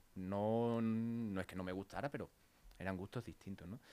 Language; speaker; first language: Spanish; native; Spanish